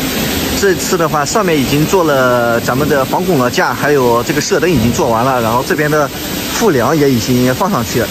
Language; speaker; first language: Chinese; native; Chinese